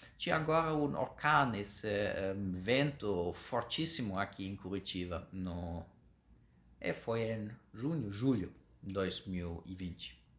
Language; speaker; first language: Portuguese; non-native, fluent; German